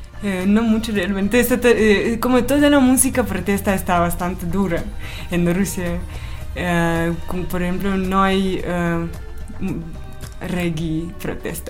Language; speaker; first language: Spanish; non-native, fluent; Russian